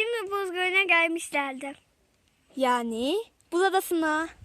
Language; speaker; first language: Turkish; native; Turkish